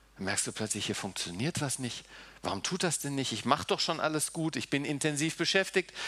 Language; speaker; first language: German; early bilingual, heritage; German